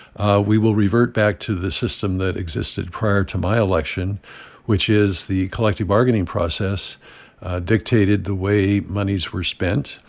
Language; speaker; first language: English; native; English